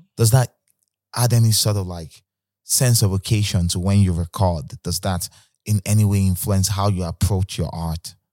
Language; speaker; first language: English; non-native, local second language; Igbo